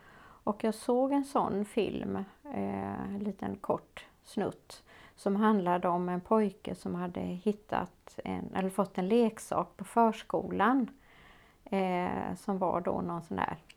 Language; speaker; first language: Swedish; native; Swedish